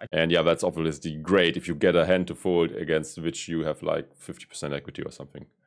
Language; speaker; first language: English; non-native, fluent; German